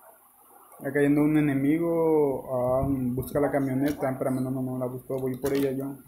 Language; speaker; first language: Spanish; native; Spanish